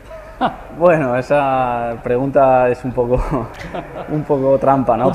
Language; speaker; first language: Spanish; native; Spanish